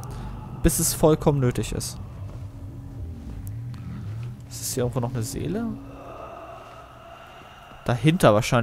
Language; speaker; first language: German; native; German